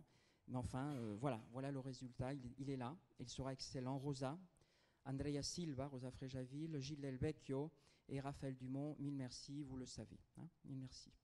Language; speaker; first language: French; native; French